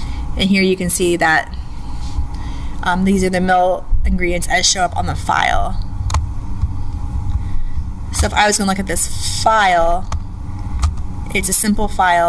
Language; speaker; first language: English; native; English